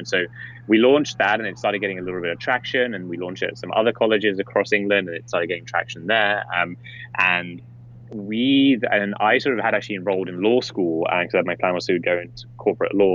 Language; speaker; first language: English; native; English